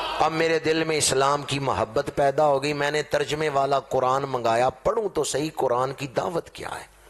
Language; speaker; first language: Urdu; non-native, local second language; Punjabi